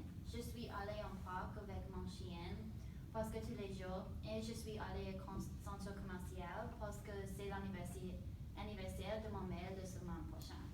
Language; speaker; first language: French; non-native, learner; English